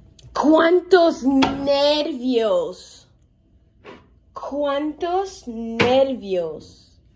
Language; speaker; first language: Spanish; non-native, local second language; Fang